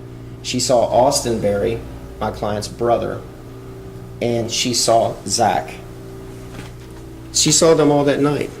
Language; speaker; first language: English; native; English